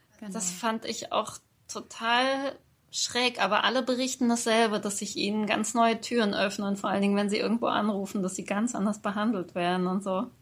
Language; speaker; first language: German; early bilingual, other home language; Persian